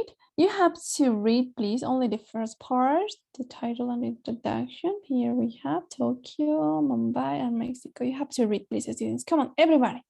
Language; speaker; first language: English; non-native, fluent; Spanish